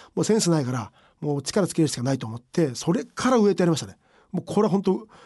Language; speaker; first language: Japanese; native; Japanese